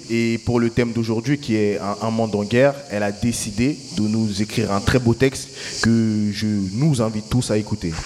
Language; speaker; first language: French; native; French